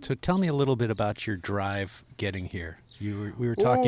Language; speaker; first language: English; native; English